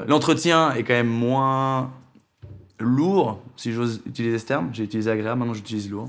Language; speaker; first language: French; native; French